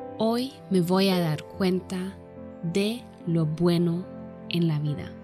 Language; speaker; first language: Spanish; non-native, fluent; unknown